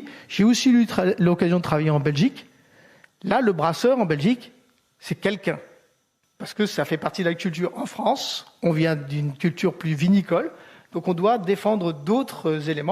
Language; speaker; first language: French; native; French